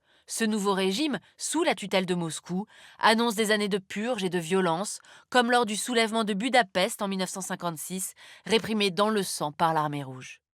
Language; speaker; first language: French; native; French